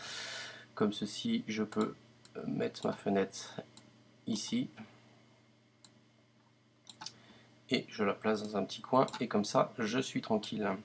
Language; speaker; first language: French; native; French